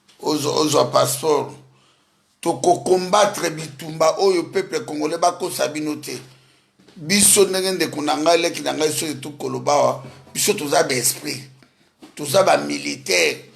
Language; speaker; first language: Lingala; native; Lingala